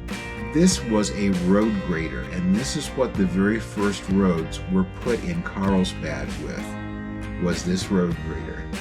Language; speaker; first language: English; native; English